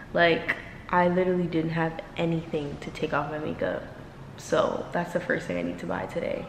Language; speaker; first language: English; native; English